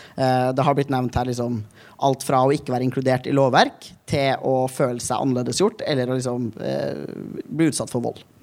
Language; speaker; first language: Norwegian; native; Norwegian